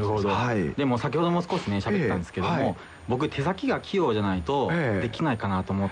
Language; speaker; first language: Japanese; native; Japanese